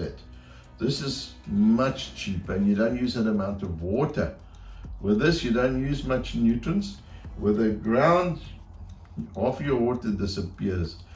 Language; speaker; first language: English; native; English